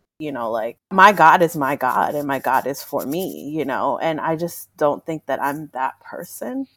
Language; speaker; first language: English; early bilingual, other home language; Spanish